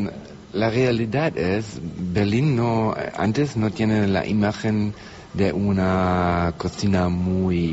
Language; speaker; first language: Spanish; non-native, learner; German